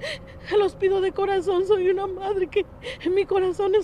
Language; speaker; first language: Spanish; native; Spanish